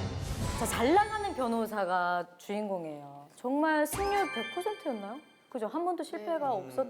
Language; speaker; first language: Korean; native; Korean